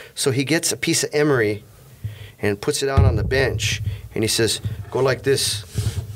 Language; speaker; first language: English; native; English